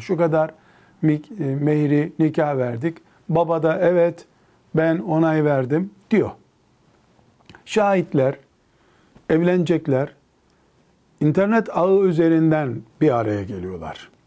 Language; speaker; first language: Turkish; native; Turkish